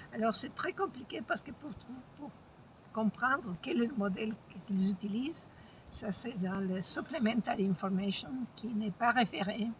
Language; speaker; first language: French; non-native, fluent; Spanish